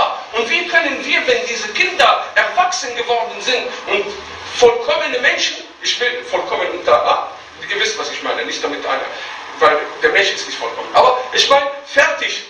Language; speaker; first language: German; non-native, fluent; Arabic